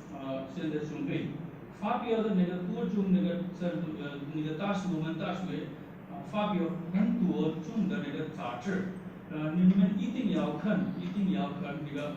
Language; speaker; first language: Chinese; non-native, learner; Hindi